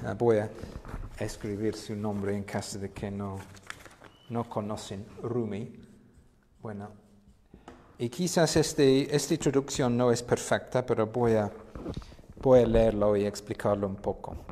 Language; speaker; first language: Spanish; non-native, fluent; English